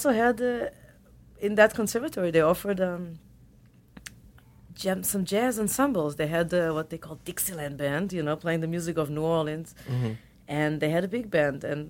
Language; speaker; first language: English; non-native, fluent; Hebrew